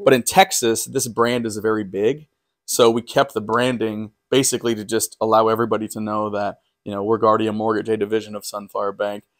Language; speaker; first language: English; native; English